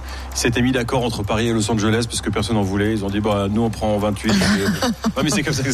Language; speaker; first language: French; native; French